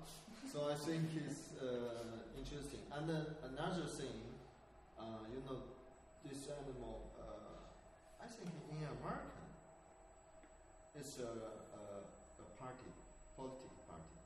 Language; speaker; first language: English; non-native, learner; Chinese